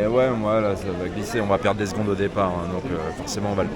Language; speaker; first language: French; native; French